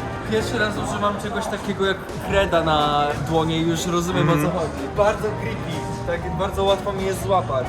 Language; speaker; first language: Polish; native; Polish